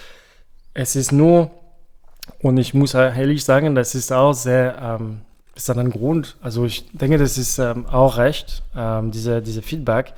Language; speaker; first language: German; non-native, fluent; French